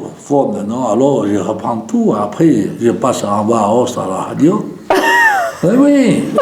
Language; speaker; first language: French; non-native, local second language; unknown